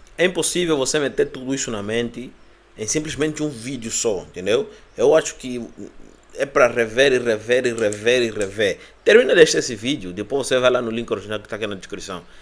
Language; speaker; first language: Portuguese; native; Portuguese